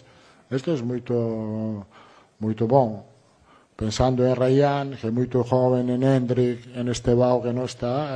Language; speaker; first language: Portuguese; non-native, learner; Italian